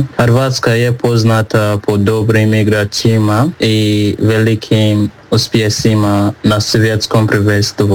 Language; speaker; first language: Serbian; non-native, learner; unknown